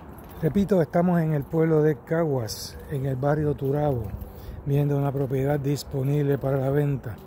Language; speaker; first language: Spanish; native; Spanish